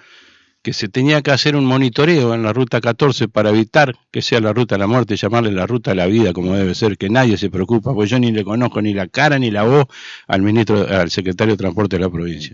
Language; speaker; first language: Spanish; native; Spanish